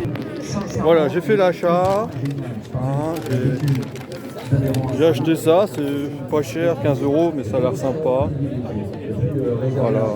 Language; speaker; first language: French; native; French